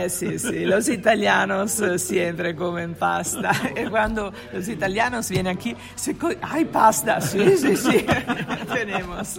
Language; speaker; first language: Spanish; non-native, learner; Italian